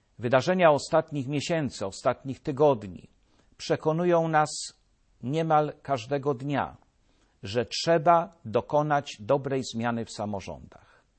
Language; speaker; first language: Polish; native; Polish